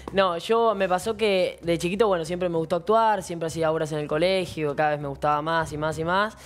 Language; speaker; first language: Spanish; native; Spanish